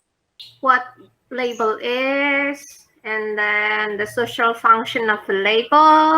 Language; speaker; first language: English; non-native, learner; Indonesian